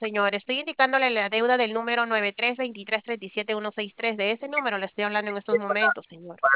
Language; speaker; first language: Spanish; native; Spanish